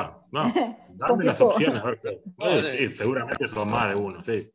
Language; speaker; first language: Spanish; native; Spanish